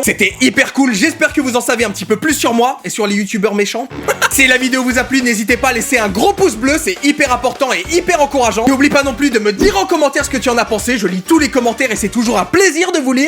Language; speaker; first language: French; native; French